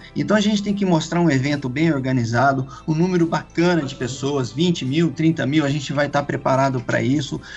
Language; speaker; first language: Portuguese; native; Portuguese